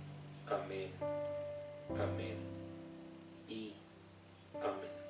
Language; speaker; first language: Spanish; native; Spanish